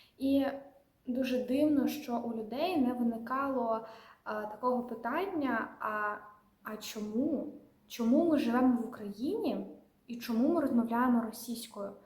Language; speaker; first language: Ukrainian; non-native, local second language; Russian